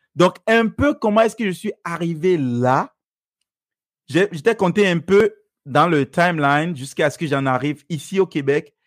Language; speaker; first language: French; non-native, local second language; Fon